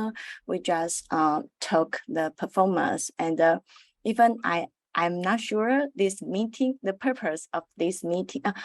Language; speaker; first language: English; non-native, learner; Chinese